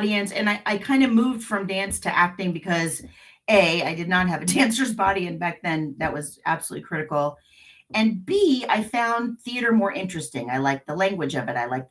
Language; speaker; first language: English; native; English